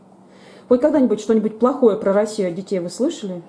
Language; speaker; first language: Russian; native; Russian